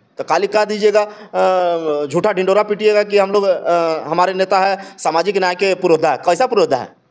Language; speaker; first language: Hindi; native; Hindi